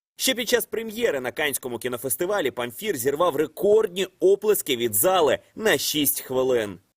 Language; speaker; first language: Ukrainian; native; Ukrainian